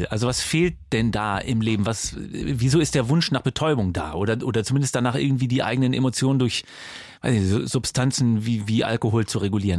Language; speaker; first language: German; native; German